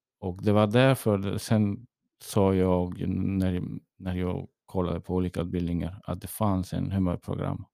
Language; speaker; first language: Swedish; early bilingual, heritage; English